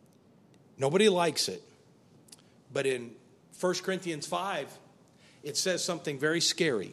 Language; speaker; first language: English; native; English